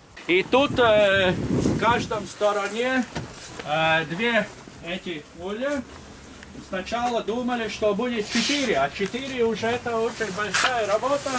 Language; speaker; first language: Russian; non-native, learner; Latvian